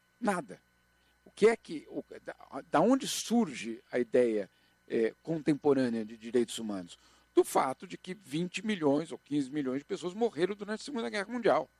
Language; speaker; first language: Portuguese; native; Portuguese